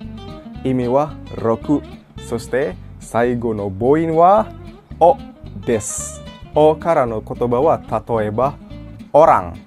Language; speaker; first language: Japanese; non-native, fluent; Indonesian